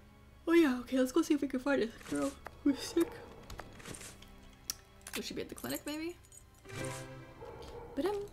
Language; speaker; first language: English; native; English